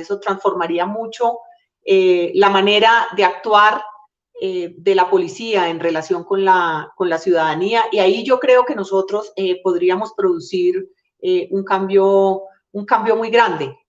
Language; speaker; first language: Spanish; native; Spanish